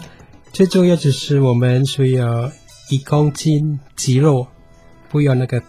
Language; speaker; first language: Chinese; non-native, fluent; Indonesian